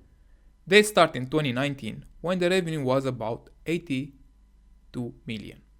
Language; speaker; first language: English; non-native, fluent; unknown